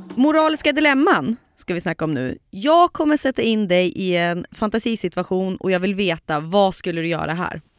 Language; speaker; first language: Swedish; native; Swedish